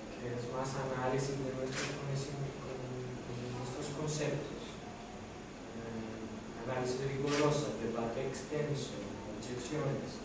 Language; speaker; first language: Spanish; non-native, fluent; Greek